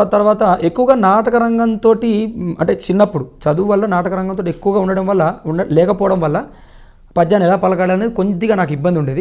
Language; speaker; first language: Telugu; native; Telugu